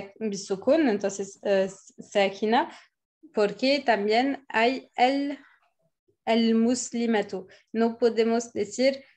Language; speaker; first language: Spanish; non-native, fluent; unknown